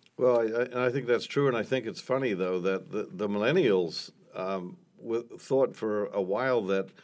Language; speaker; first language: English; native; English